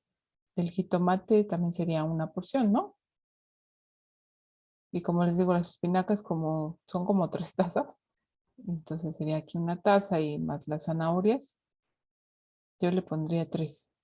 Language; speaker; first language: Spanish; native; Spanish